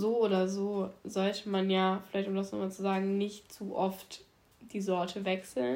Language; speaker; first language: German; native; German